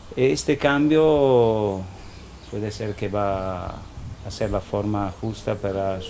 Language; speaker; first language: Spanish; non-native, learner; Italian